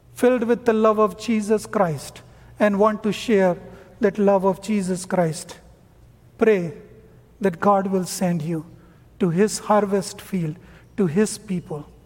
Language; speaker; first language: English; non-native, local second language; Hindi